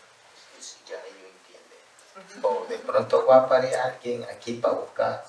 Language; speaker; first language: Spanish; non-native, local second language; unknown